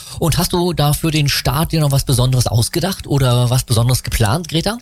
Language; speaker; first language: German; native; German